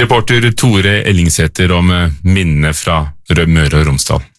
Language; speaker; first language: Norwegian; native; Norwegian